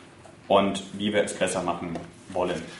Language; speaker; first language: German; native; German